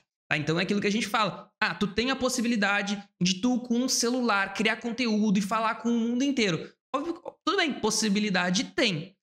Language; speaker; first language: Portuguese; native; Portuguese